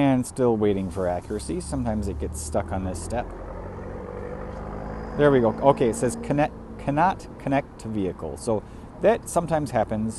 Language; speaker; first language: English; native; English